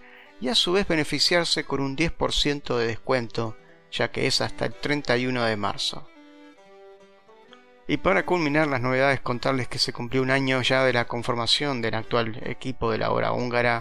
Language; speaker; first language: Spanish; native; Spanish